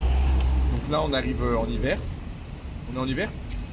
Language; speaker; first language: French; native; French